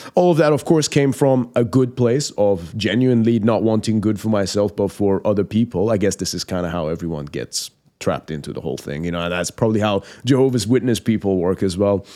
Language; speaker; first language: English; non-native, fluent; Persian